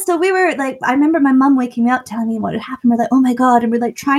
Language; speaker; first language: English; native; English